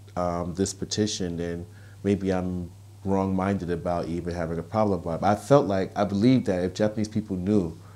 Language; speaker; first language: English; native; English